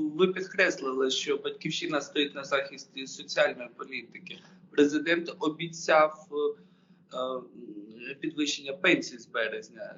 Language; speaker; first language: Ukrainian; native; Ukrainian